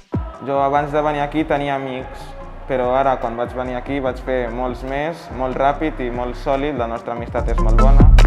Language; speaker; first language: Catalan; non-native, learner; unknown